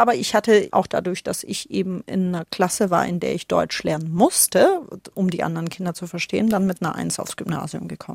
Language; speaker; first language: German; early bilingual, other home language; Russian